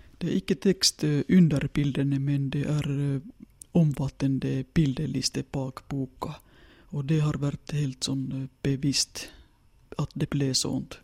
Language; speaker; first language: Norwegian; non-native, fluent; Finnish